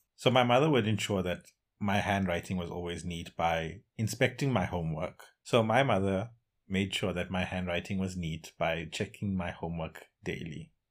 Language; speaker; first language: English; native; English